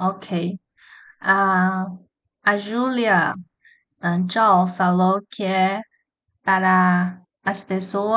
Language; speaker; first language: Portuguese; non-native, learner; Chinese